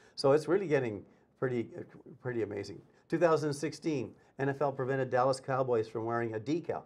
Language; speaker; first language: English; native; English